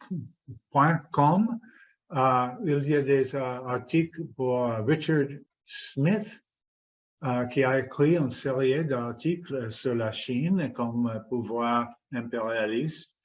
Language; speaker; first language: French; non-native, fluent; English